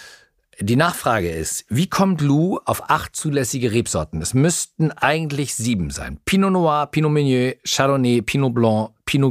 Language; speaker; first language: German; native; German